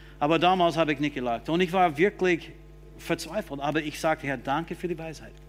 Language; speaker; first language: German; non-native, fluent; English